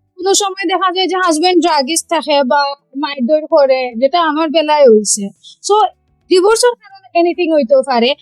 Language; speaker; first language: Bangla; non-native, local second language; Sylheti